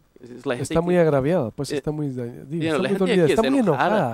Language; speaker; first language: Spanish; native; Spanish